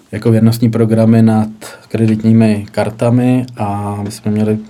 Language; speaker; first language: Czech; native; Czech